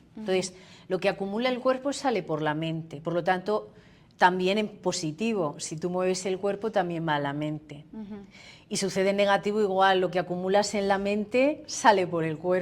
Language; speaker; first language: Spanish; native; Spanish